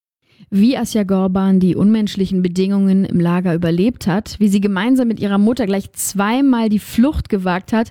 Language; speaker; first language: German; native; German